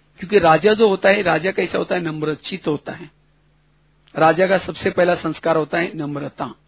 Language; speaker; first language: Hindi; non-native, local second language; Marathi